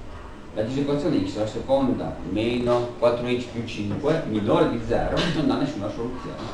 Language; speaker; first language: Italian; native; Italian